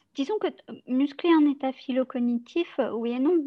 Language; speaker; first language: French; native; French